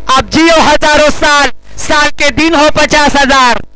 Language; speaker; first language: Hindi; non-native, local second language; Marathi